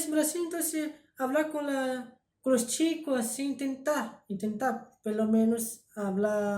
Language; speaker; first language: Spanish; early bilingual, heritage; Spanish